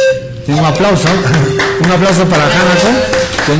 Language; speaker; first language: Spanish; native; Spanish